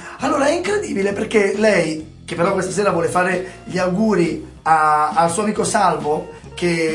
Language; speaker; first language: Italian; native; Italian